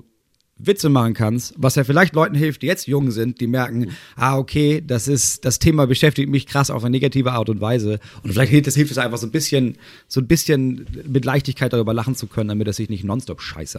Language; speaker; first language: German; native; German